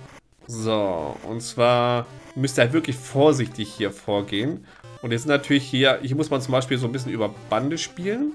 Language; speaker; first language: German; native; German